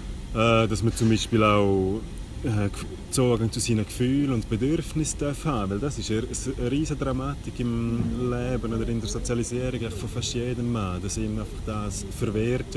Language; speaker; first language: German; native; German